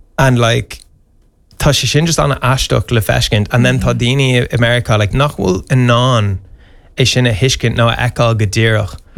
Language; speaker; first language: Irish; non-native, local second language; English